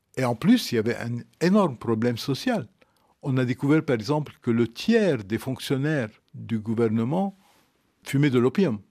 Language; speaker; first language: French; non-native, local second language; Arabic